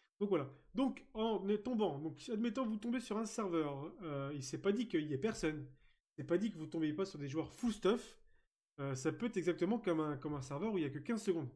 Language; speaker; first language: French; native; French